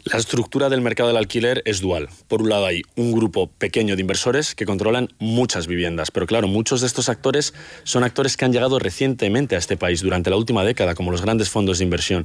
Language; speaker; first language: Spanish; native; Spanish